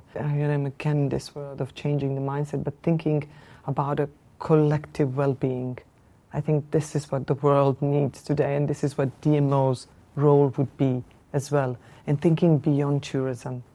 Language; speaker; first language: English; non-native, fluent; Slovenian